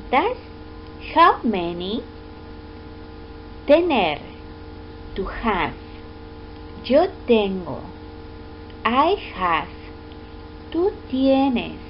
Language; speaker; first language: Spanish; non-native, fluent; English